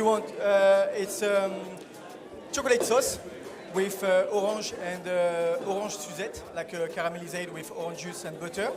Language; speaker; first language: English; non-native, learner; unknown